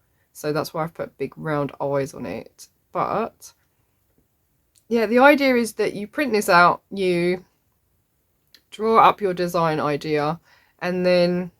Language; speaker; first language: English; native; English